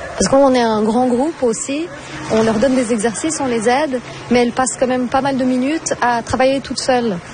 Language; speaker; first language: French; non-native, fluent; Portuguese